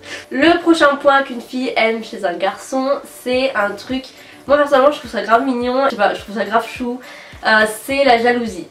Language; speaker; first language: French; native; French